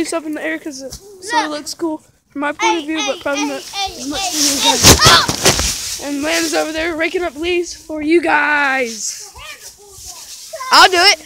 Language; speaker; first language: English; native; English